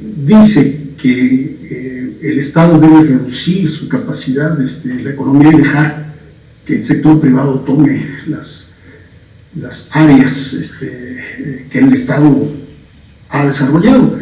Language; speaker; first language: Spanish; native; Spanish